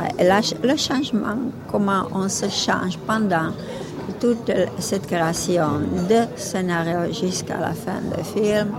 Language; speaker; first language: French; non-native, fluent; Czech